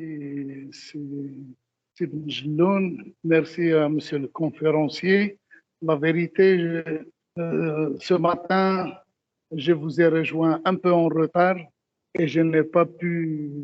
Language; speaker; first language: French; non-native, local second language; Arabic